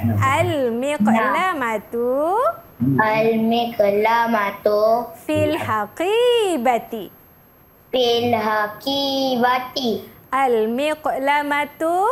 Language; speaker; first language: Arabic; non-native, learner; Malay